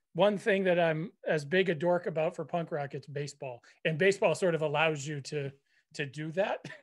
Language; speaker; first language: English; native; English